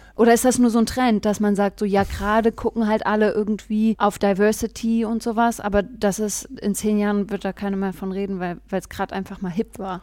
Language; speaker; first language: German; native; German